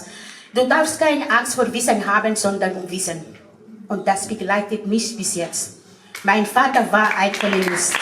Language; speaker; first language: German; non-native, fluent; Arabic